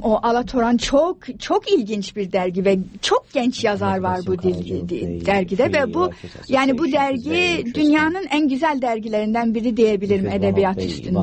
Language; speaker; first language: Turkish; non-native, fluent; English